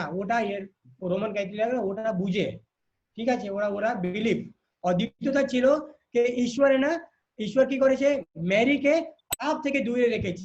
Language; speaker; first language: Bangla; non-native, learner; Hindi